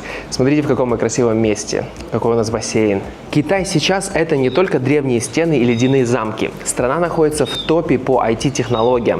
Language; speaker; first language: Russian; native; Russian